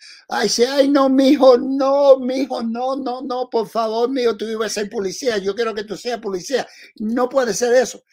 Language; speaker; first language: Spanish; early bilingual, heritage; Spanish